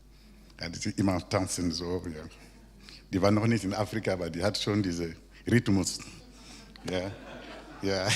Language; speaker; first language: German; non-native, learner; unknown